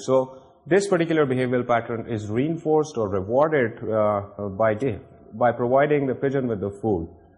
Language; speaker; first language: English; non-native, local second language; Urdu